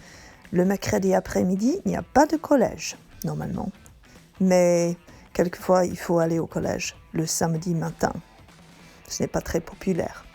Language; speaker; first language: French; non-native, learner; English